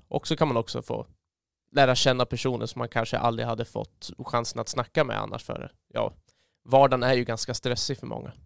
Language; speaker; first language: Swedish; native; Swedish